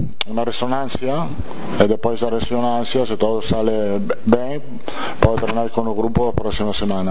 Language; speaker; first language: Portuguese; non-native, fluent; Italian